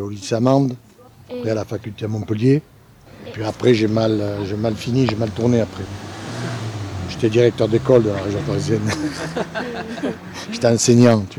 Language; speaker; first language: French; native; French